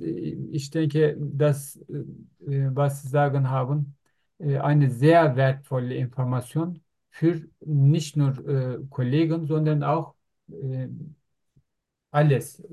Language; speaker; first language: German; non-native, learner; Turkish